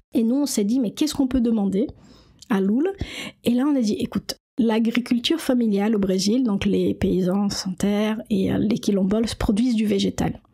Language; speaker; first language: French; non-native, fluent; Portuguese